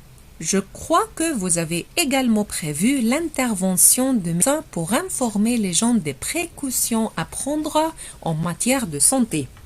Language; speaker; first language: French; non-native, fluent; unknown